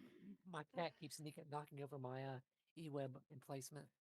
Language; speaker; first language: English; native; English